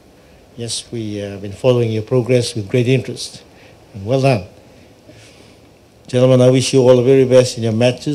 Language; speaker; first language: English; non-native, local second language; Fijian